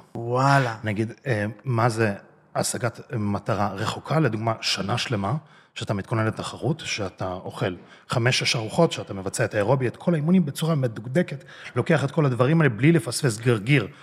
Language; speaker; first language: Hebrew; early bilingual, other home language; Russian